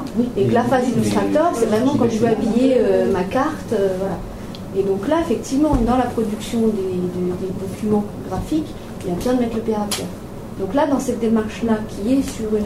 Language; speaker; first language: French; native; French